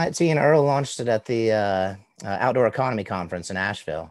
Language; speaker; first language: English; native; English